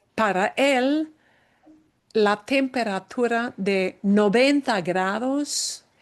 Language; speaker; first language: Spanish; non-native, fluent; English